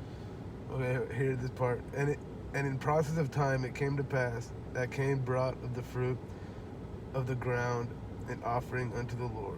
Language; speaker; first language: English; native; English